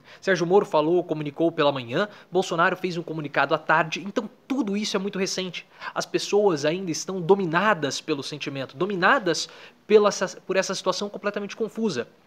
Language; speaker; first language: Portuguese; native; Portuguese